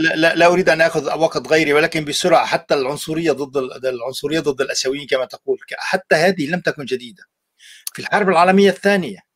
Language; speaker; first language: Arabic; native; Arabic